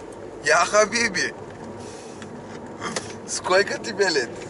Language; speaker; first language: Russian; non-native, learner; Turkish